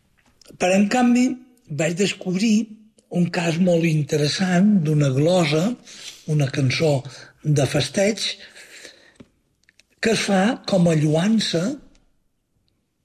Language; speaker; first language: Catalan; native; Catalan